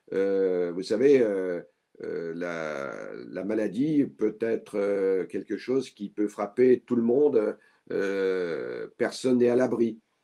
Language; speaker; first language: French; native; French